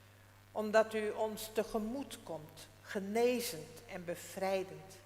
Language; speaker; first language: Dutch; non-native, local second language; Western Frisian